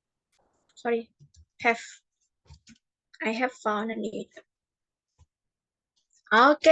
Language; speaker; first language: English; non-native, fluent; Indonesian